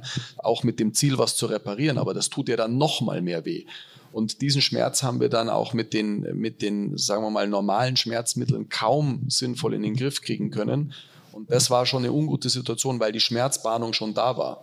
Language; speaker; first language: German; native; German